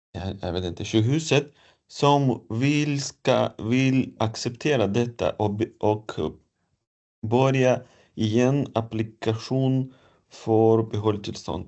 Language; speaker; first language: Swedish; non-native, fluent; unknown